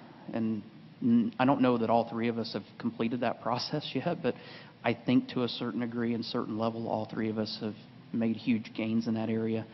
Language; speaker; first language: English; native; English